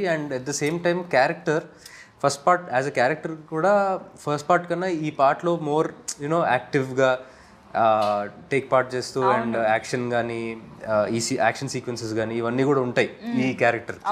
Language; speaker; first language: Telugu; native; Telugu